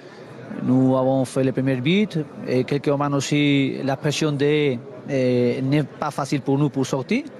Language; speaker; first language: French; non-native, learner; Spanish